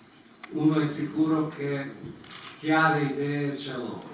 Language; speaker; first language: Italian; non-native, fluent; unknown